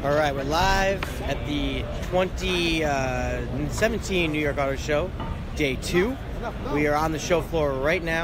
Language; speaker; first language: English; native; English